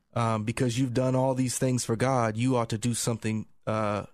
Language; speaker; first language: English; native; English